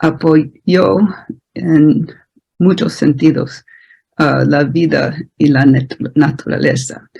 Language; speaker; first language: Spanish; non-native, fluent; English